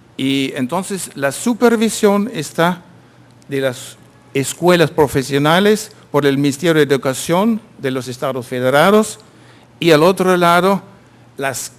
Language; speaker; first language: Spanish; non-native, fluent; German